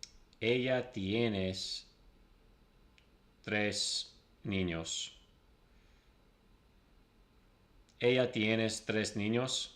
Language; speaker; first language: Spanish; non-native, learner; English